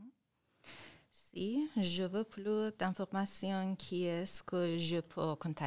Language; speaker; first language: French; non-native, learner; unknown